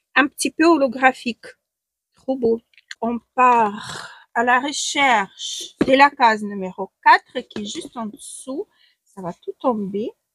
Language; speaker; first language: French; non-native, fluent; Ukrainian